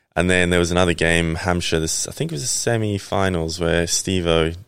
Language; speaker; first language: English; native; English